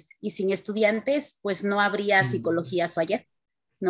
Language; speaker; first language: Spanish; native; Spanish